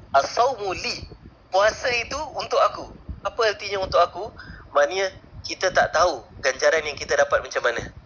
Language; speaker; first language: Malay; native; Malay